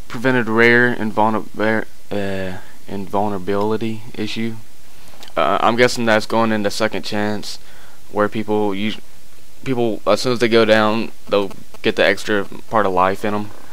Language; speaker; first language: English; native; English